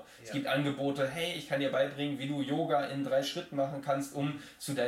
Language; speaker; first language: German; native; German